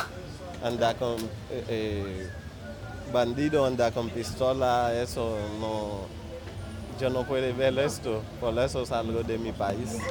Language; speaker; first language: Spanish; non-native, learner; Haitian Creole